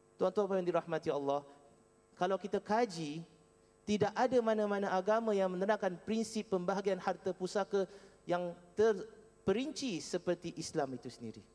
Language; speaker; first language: Malay; native; Malay